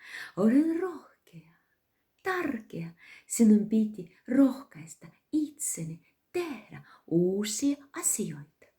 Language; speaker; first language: Finnish; non-native, learner; Russian